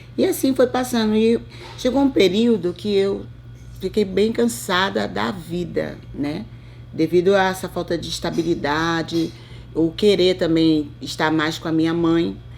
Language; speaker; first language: Portuguese; native; Portuguese